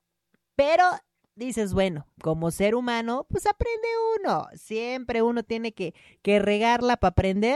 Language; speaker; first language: Spanish; native; Spanish